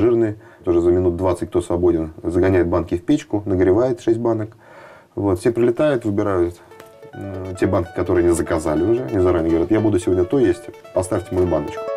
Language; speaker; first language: Russian; native; Russian